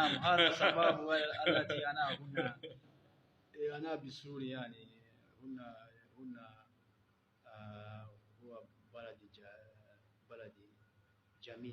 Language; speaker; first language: Arabic; non-native, learner; Kinyarwanda